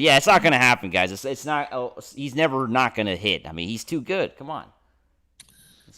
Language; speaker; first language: English; native; English